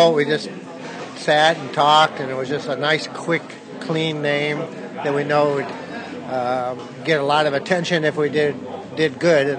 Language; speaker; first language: English; native; English